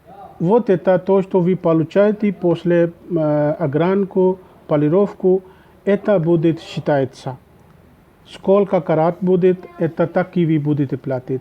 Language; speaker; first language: Russian; non-native, learner; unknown